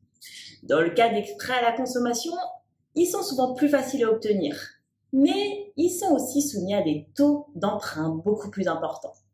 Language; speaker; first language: French; native; French